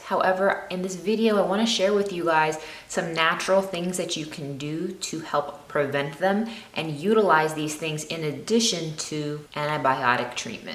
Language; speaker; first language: English; native; English